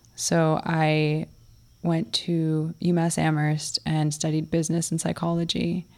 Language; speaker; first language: English; early bilingual, other home language; Russian